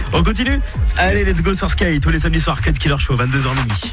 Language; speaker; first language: French; native; French